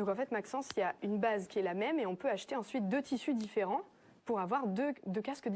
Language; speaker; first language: French; native; French